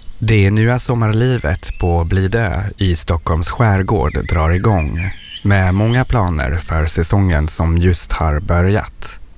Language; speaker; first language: Swedish; non-native, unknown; French